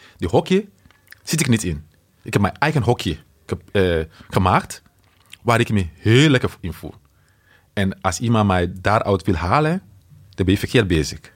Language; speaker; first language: Dutch; non-native, fluent; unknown